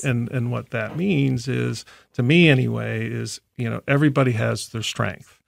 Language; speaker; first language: English; native; English